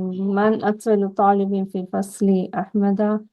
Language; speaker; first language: Arabic; non-native, learner; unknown